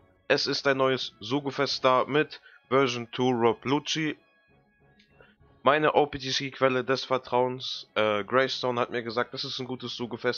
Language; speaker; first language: German; native; German